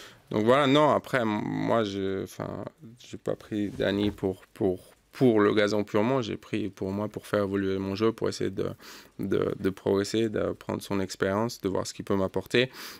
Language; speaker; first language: French; native; French